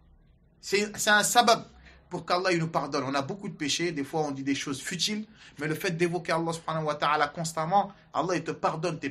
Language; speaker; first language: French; native; French